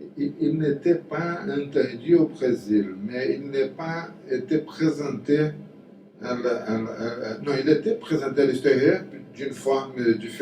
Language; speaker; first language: French; non-native, fluent; Portuguese